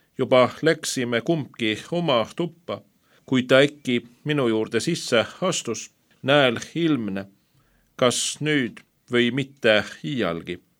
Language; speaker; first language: Estonian; non-native, fluent; Swedish